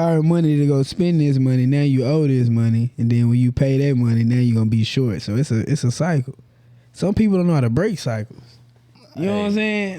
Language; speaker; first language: English; native; English